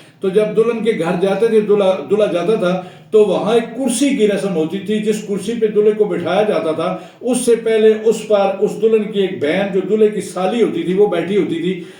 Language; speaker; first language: Urdu; non-native, local second language; Punjabi